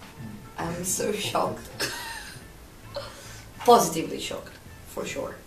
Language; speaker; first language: English; non-native, fluent; Italian